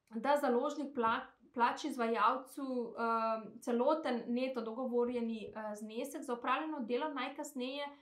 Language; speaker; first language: Slovenian; non-native, fluent; Macedonian